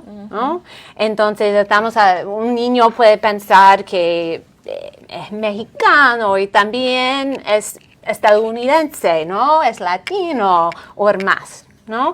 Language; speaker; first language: Spanish; non-native, fluent; English